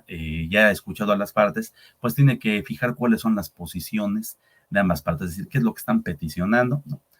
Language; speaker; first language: Spanish; native; Spanish